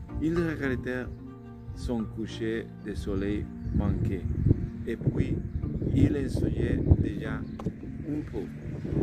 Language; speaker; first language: French; non-native, learner; Spanish